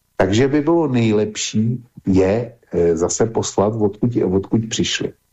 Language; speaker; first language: Czech; native; Czech